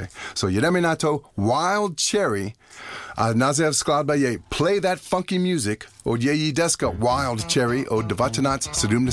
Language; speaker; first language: Czech; non-native, learner; English